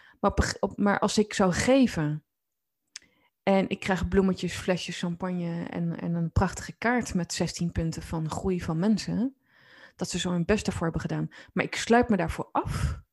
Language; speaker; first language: Dutch; native; Dutch